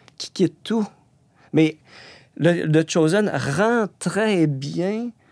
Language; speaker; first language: French; native; French